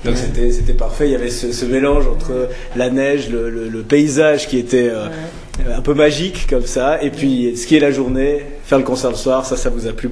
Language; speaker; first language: French; native; French